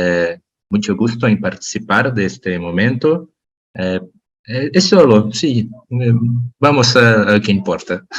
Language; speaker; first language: Spanish; non-native, learner; Portuguese